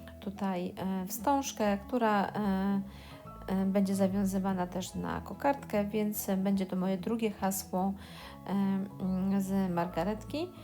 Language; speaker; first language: Polish; native; Polish